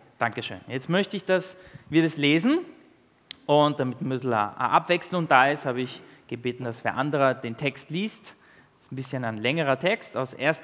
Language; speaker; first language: German; early bilingual, other home language; Italian